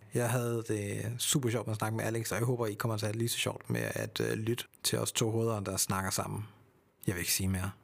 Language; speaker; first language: Danish; early bilingual, other home language; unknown